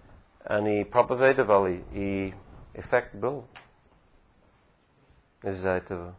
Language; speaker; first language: Russian; non-native, fluent; English